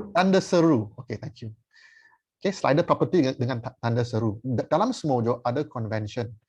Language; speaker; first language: Malay; non-native, fluent; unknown